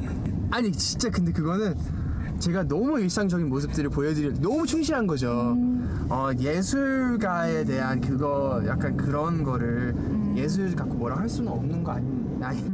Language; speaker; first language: Korean; early bilingual, heritage; Korean